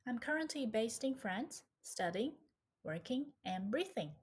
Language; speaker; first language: English; non-native, fluent; Chinese